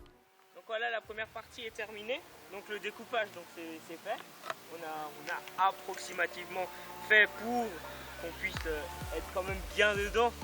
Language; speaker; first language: French; native; French